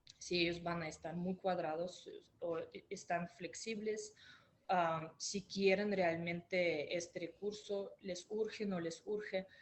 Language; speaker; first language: Spanish; non-native, fluent; Russian